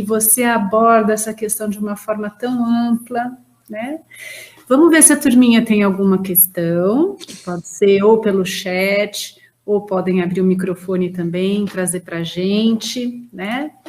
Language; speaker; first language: Portuguese; native; Portuguese